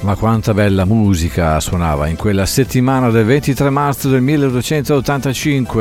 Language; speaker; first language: Italian; native; Italian